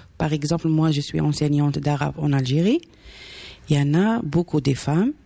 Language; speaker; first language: French; non-native, local second language; Arabic